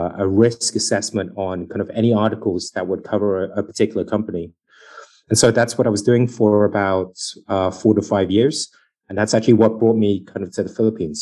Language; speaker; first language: English; native; English